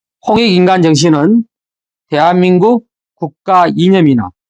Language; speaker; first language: Korean; native; Korean